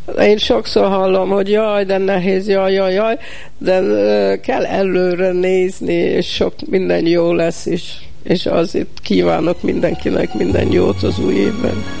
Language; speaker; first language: Hungarian; early bilingual, heritage; Hungarian